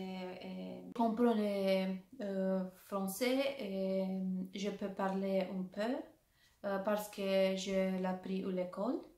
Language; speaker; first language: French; non-native, learner; Romanian